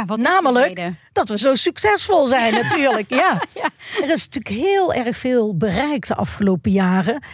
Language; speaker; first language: Dutch; native; Dutch